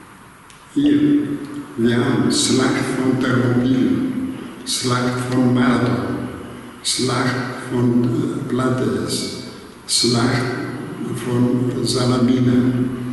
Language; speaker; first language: German; non-native, learner; Greek